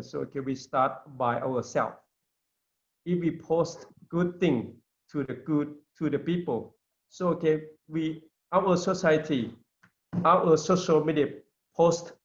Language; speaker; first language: English; non-native, learner; Lao